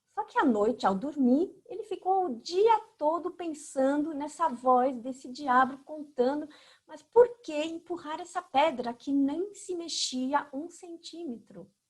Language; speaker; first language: Portuguese; non-native, fluent; French